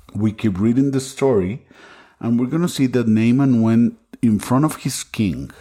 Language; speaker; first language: English; non-native, fluent; Spanish